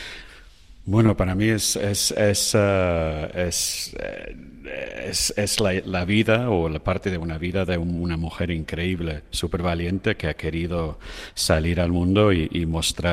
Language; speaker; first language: Spanish; non-native, fluent; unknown